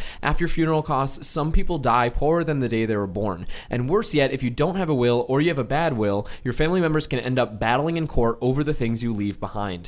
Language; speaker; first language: English; native; English